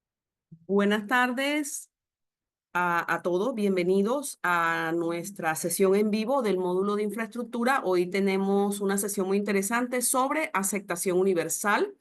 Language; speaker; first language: Spanish; native; Spanish